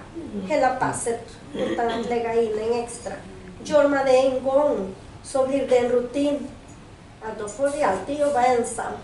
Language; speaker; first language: Swedish; non-native, fluent; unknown